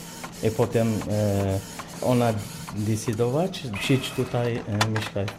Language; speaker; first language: Polish; non-native, learner; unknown